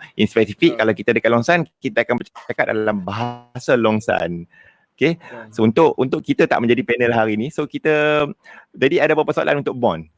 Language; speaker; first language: Malay; native; Malay